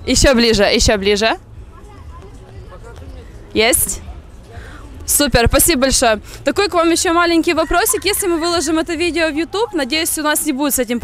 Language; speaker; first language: Russian; native; Russian